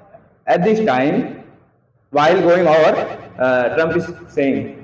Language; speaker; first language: English; non-native, learner; Hindi